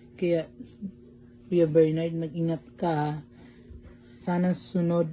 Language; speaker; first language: Filipino; native; Filipino